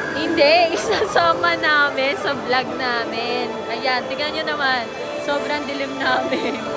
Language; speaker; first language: Filipino; early bilingual, heritage; Japanese